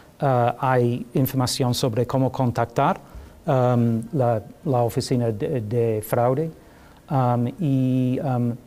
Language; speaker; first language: Spanish; non-native, learner; English